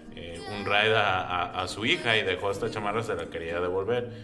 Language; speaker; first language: Spanish; early bilingual, heritage; Spanish